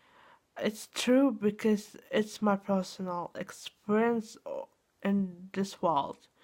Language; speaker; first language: English; non-native, learner; Russian